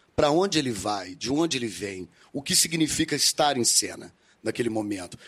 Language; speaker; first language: Portuguese; native; Portuguese